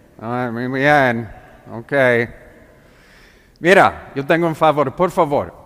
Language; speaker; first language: Spanish; non-native, fluent; English